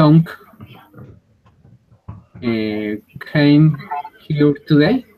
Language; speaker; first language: English; non-native, learner; Spanish